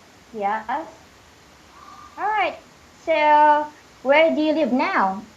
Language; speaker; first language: English; non-native, fluent; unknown